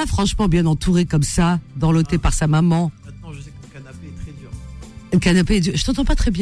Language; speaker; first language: French; native; French